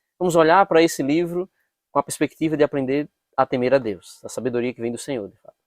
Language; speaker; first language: Portuguese; native; Portuguese